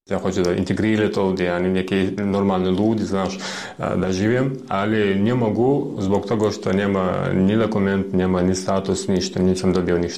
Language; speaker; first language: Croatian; non-native, learner; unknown